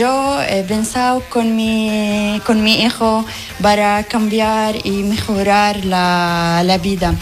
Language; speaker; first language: Spanish; non-native, learner; Arabic